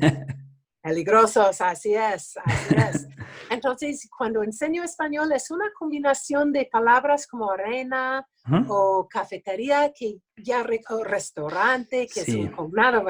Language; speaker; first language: Spanish; early bilingual, other home language; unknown